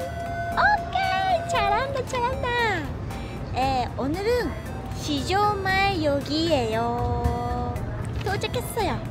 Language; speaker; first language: Korean; non-native, learner; Japanese